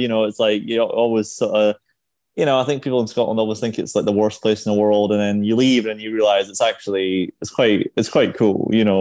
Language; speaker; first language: English; native; English